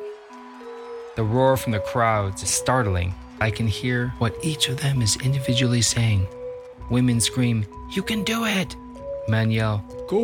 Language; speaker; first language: English; native; English